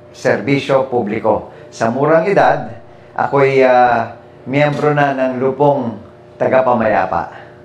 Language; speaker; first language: Filipino; native; Filipino